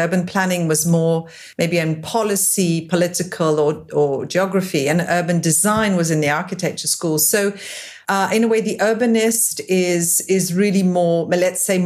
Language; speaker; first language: English; native; English